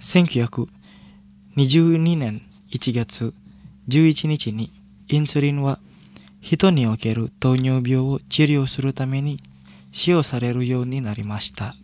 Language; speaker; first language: Japanese; non-native, fluent; Indonesian